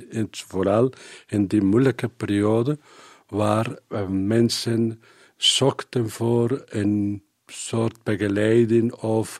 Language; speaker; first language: Dutch; non-native, learner; Spanish